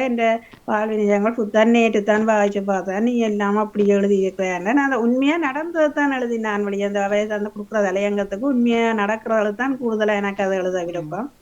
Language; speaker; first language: Tamil; native; Tamil